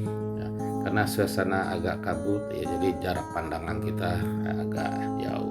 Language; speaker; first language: Indonesian; non-native, local second language; Minangkabau